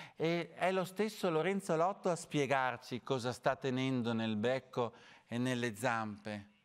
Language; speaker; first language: Italian; native; Italian